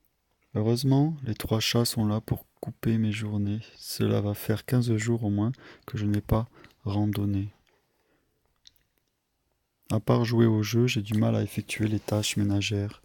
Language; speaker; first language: French; native; French